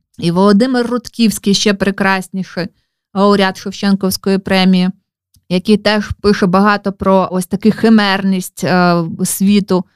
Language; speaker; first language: Ukrainian; non-native, local second language; Russian